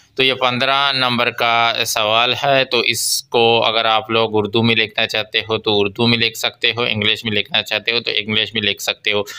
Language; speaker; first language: Urdu; non-native, local second language; Baluchi